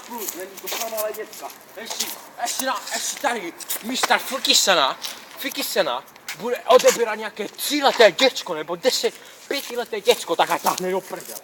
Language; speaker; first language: Czech; native; Czech